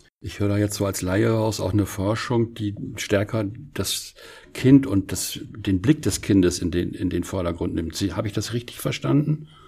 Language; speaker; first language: German; native; German